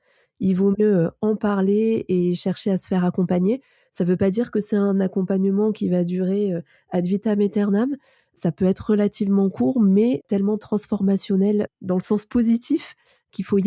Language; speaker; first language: French; native; French